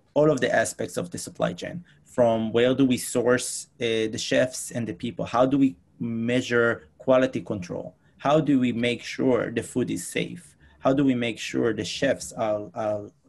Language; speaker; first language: English; non-native, fluent; Hebrew